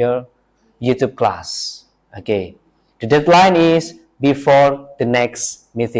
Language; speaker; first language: English; non-native, learner; Indonesian